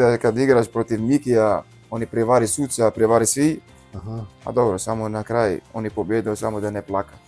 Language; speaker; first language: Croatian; non-native, learner; Arabic